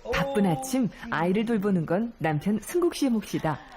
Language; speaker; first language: Korean; native; Korean